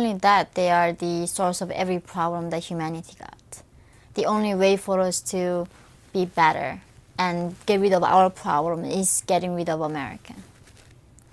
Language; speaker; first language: English; non-native, fluent; Korean